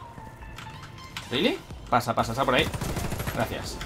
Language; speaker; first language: Spanish; native; Spanish